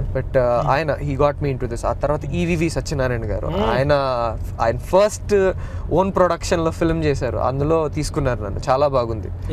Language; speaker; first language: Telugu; non-native, local second language; Hindi